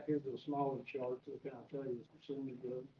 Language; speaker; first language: English; native; English